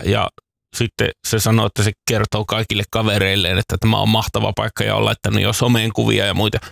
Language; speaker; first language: Finnish; native; Finnish